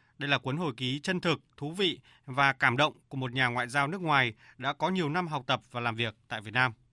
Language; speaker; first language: Vietnamese; non-native, fluent; Arabic